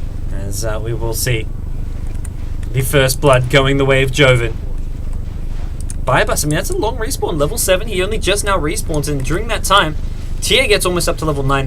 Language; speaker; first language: English; native; English